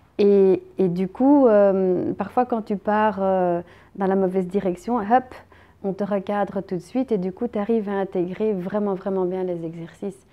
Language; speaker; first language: French; native; French